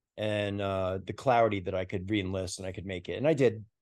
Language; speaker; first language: English; native; English